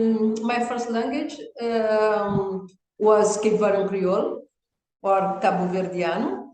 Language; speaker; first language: English; non-native, learner; Kabuverdianu